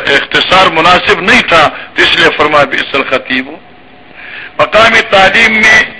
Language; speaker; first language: Urdu; non-native, local second language; Pashto